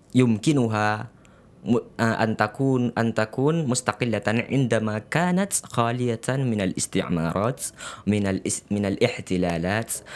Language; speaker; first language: Arabic; non-native, fluent; Indonesian